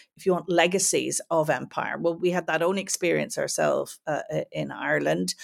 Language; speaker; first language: English; native; English